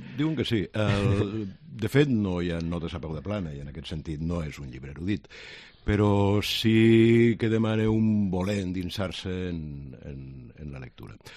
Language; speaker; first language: Catalan; native; Catalan